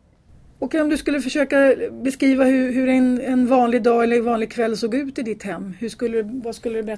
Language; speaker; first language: Swedish; native; Swedish